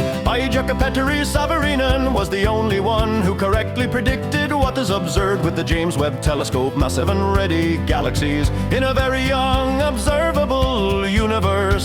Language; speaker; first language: English; non-native, fluent; Finnish